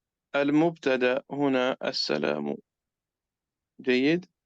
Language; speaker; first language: Arabic; non-native, fluent; Urdu